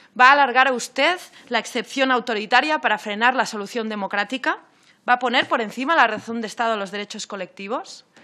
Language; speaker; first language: Spanish; non-native, local second language; Catalan